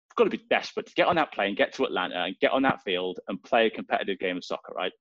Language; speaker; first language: English; native; English